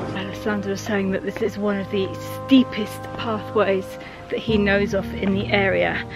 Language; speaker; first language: English; native; English